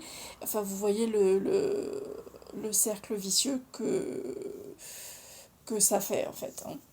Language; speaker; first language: French; native; French